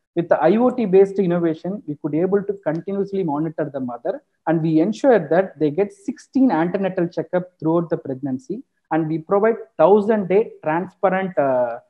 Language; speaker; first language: English; non-native, local second language; Tamil